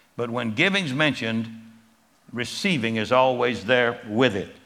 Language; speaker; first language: English; native; English